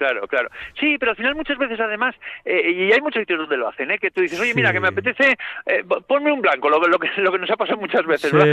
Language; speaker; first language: Spanish; native; Spanish